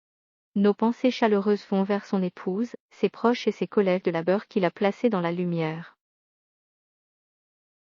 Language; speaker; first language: French; native; French